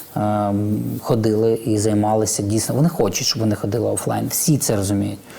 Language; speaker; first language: Ukrainian; non-native, local second language; Russian